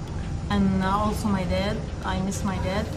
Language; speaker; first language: English; non-native, learner; Arabic